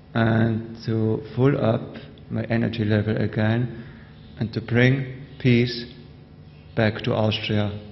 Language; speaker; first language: English; non-native, learner; German